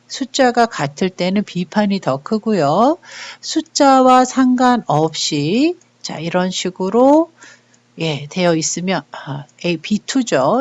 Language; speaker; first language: Korean; native; Korean